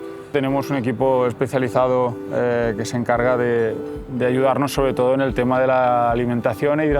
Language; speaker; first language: Spanish; native; Spanish